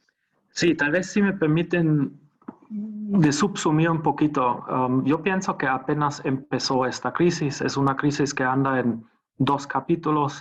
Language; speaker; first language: Spanish; non-native, fluent; German